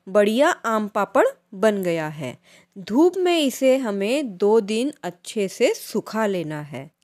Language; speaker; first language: Hindi; non-native, local second language; Marathi